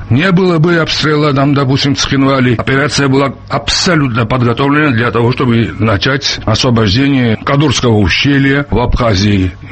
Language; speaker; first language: Russian; non-native, local second language; Georgian